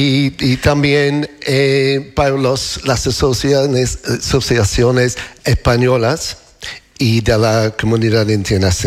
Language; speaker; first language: Spanish; non-native, fluent; English